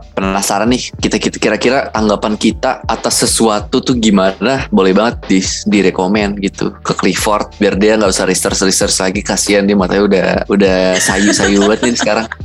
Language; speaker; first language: Indonesian; native; Indonesian